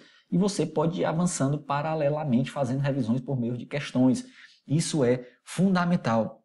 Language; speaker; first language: Portuguese; native; Portuguese